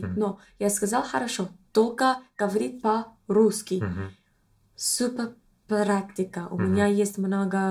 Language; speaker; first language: Russian; non-native, learner; English